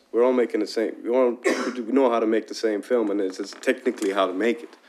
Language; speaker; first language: English; non-native, fluent; Arabic